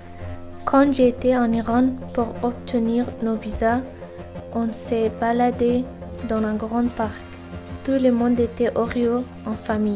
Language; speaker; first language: French; non-native, learner; Persian